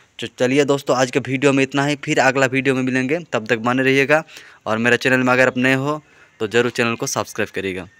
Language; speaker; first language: Hindi; non-native, local second language; Bangla